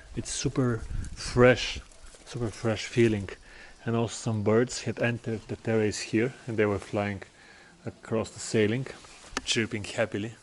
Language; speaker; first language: English; non-native, fluent; Bulgarian